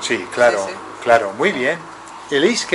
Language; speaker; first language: Spanish; native; Spanish